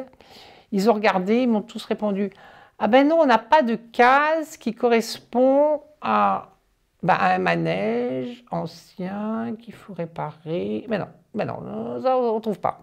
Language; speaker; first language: French; native; French